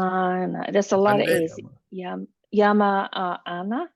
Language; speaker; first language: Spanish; non-native, learner; English